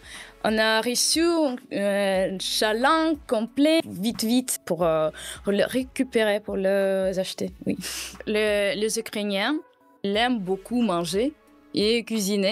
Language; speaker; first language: French; non-native, fluent; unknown